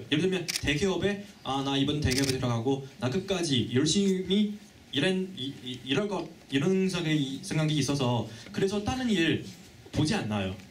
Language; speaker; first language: Korean; non-native, fluent; Chinese